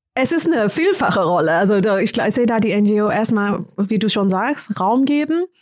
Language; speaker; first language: German; non-native, fluent; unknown